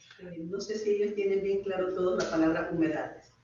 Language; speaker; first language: Spanish; native; Spanish